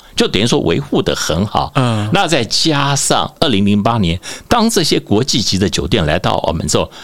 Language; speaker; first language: Chinese; native; Chinese